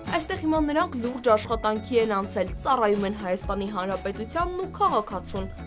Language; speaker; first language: Armenian; native; Armenian